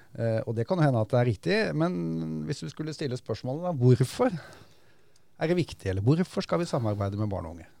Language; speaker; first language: Norwegian; native; Norwegian